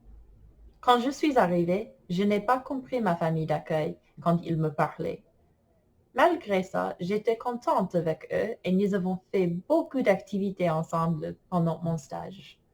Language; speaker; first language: French; non-native, fluent; English